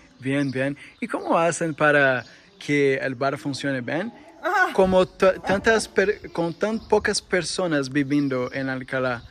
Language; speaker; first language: Spanish; non-native, learner; Portuguese